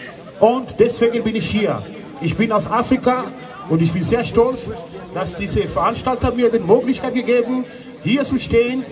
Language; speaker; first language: German; non-native, fluent; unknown